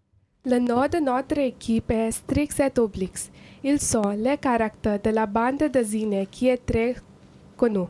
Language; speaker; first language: French; non-native, learner; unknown